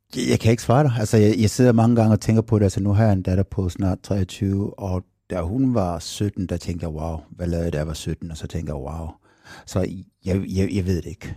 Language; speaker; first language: Danish; non-native, fluent; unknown